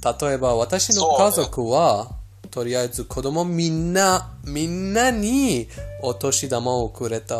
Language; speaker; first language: Japanese; non-native, fluent; Persian